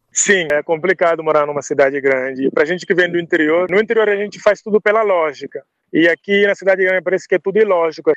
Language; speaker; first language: Portuguese; non-native, local second language; Upper Guinea Crioulo